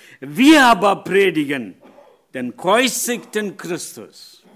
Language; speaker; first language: German; non-native, learner; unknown